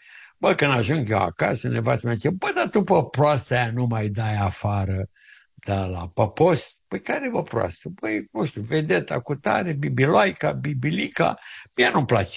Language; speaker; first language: Romanian; native; Romanian